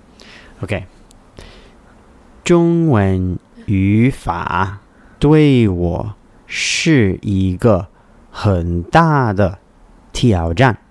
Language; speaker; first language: Chinese; non-native, learner; English